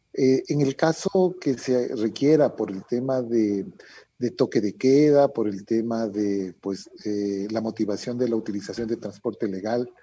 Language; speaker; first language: Spanish; native; Spanish